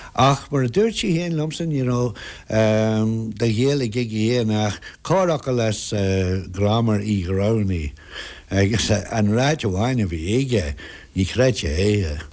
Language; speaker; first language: Irish; non-native, local second language; English